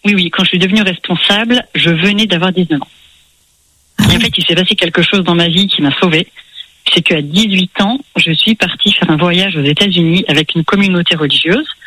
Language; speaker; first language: French; native; French